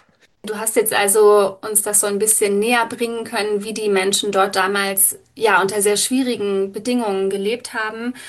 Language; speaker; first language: German; native; German